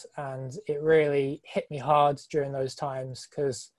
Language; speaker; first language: English; native; English